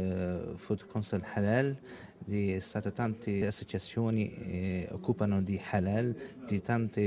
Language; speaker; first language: Italian; non-native, learner; Arabic